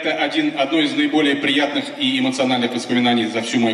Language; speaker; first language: Russian; native; Russian